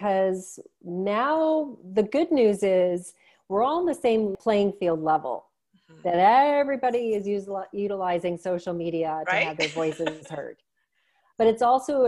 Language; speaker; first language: English; native; English